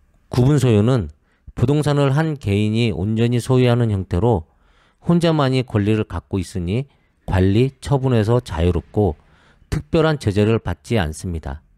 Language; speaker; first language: Korean; native; Korean